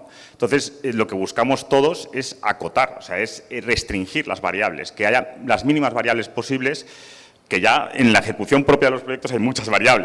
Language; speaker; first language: Spanish; native; Spanish